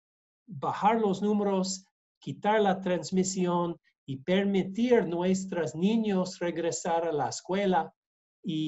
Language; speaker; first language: Spanish; non-native, learner; English